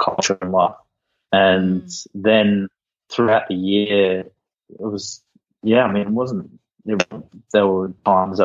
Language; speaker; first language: English; native; English